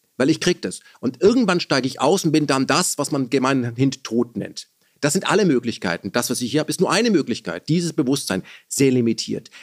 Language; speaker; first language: German; early bilingual, other home language; Persian